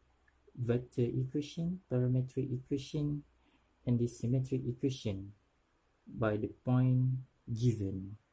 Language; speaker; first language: English; non-native, local second language; Malay